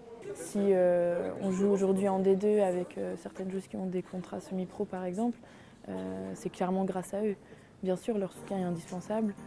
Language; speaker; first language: French; native; French